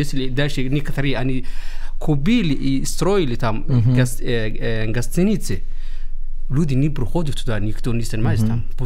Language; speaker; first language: Russian; non-native, learner; Somali